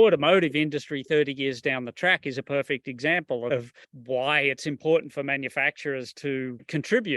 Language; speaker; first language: English; native; English